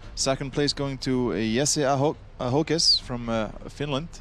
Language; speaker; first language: English; non-native, fluent; Icelandic